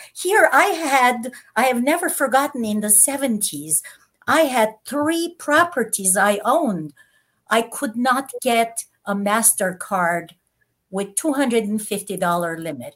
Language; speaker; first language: English; non-native, fluent; Turkish